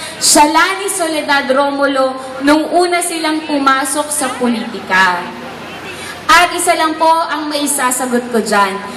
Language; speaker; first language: Filipino; native; Filipino